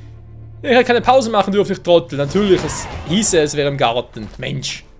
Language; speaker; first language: German; native; German